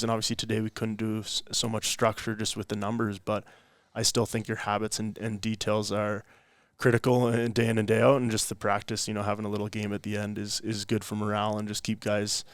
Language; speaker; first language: English; native; English